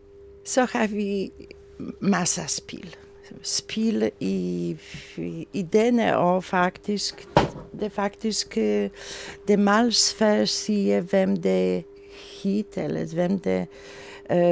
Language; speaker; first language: Danish; non-native, learner; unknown